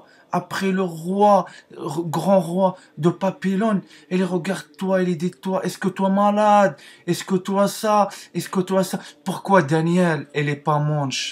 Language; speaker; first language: French; non-native, learner; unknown